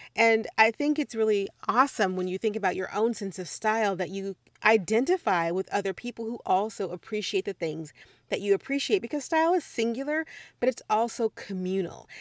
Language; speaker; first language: English; native; English